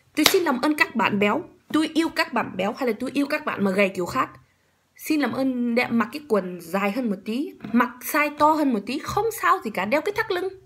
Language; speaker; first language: Vietnamese; early bilingual, heritage; Vietnamese